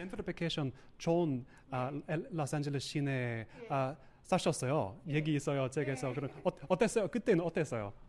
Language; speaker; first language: Korean; non-native, learner; English